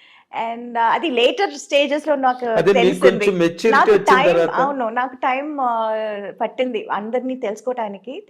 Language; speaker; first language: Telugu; non-native, local second language; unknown